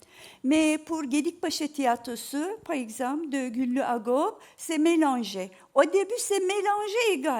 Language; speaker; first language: French; non-native, learner; Turkish